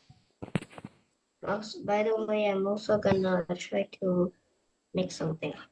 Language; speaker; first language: English; non-native, fluent; Indonesian